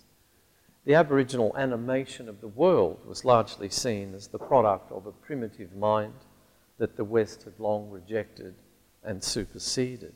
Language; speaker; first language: English; native; English